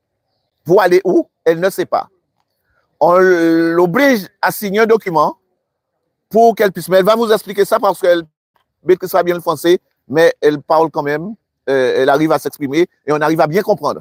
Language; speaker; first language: French; native; French